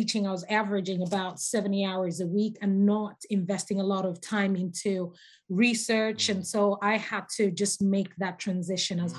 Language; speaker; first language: English; non-native, local second language; Nyanja